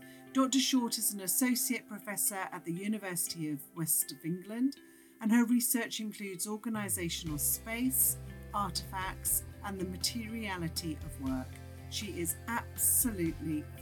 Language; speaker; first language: English; native; English